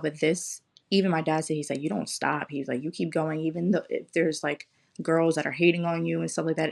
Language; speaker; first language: English; native; English